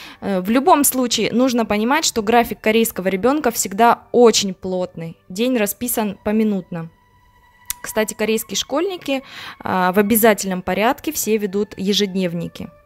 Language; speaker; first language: Russian; native; Russian